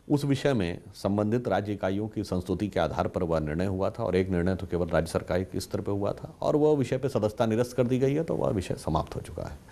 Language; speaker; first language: Hindi; native; Hindi